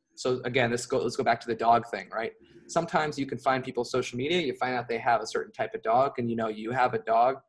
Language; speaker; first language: English; native; English